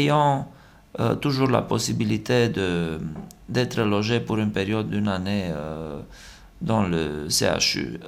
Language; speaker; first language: French; non-native, fluent; Romanian